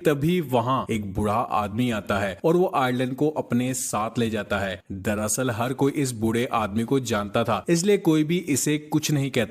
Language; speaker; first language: Hindi; native; Hindi